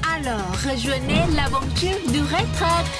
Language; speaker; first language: French; non-native, learner; Thai